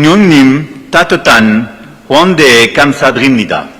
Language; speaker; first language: Korean; non-native, learner; French